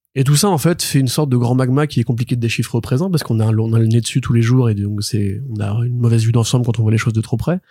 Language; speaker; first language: French; native; French